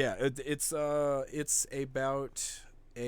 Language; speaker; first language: English; native; English